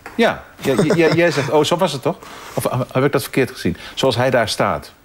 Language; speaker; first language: Dutch; native; Dutch